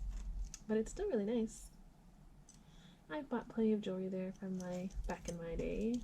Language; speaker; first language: English; native; English